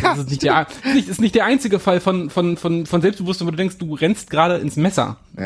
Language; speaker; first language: German; native; German